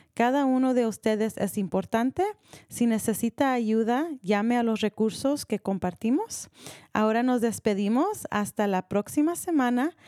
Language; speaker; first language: Spanish; early bilingual, heritage; Spanish